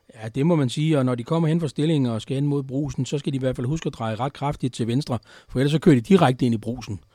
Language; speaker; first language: Danish; native; Danish